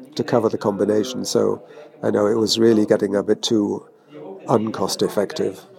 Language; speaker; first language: English; native; English